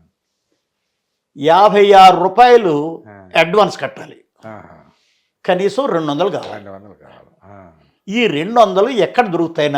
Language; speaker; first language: Telugu; native; Telugu